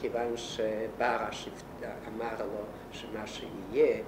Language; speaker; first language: Hebrew; non-native, fluent; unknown